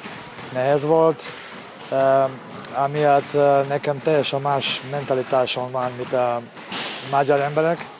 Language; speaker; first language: Hungarian; non-native, learner; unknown